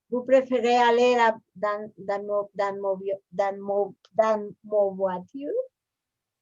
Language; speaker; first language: French; non-native, learner; Spanish